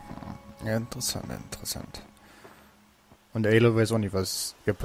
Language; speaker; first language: German; native; German